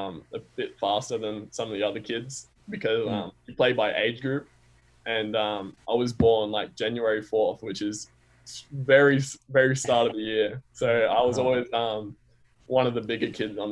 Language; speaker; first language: English; native; English